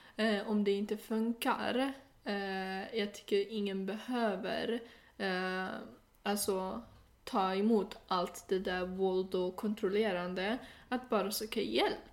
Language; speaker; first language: Swedish; non-native, fluent; Persian